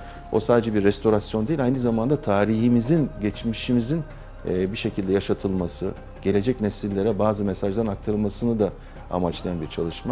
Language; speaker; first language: Turkish; native; Turkish